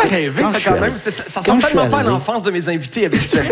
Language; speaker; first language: French; native; French